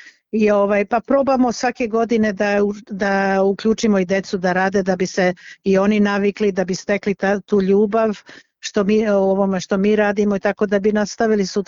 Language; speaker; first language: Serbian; early bilingual, other home language; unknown